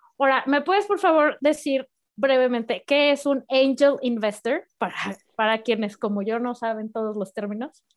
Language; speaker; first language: Spanish; native; Spanish